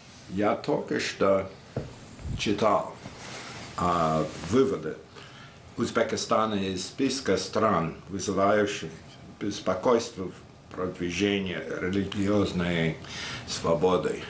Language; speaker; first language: Russian; non-native, fluent; English